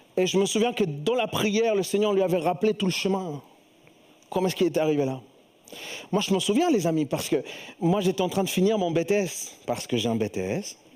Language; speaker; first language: French; early bilingual, other home language; Spanish